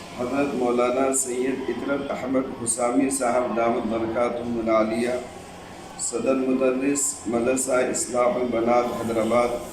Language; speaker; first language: Urdu; native; Urdu